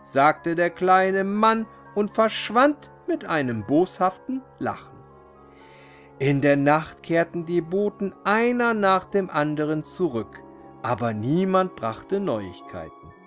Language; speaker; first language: German; native; German